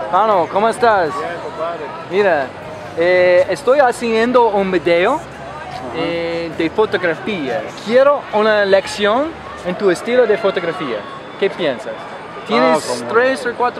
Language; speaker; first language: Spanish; non-native, learner; English